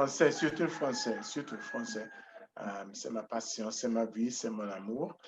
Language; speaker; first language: French; non-native, fluent; English